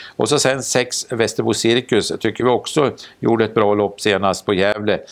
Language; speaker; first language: Swedish; native; Swedish